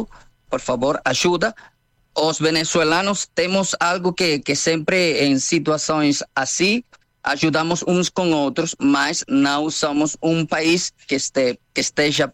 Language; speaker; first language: Portuguese; non-native, learner; Spanish